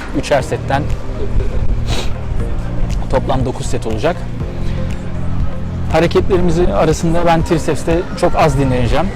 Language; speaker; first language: Turkish; native; Turkish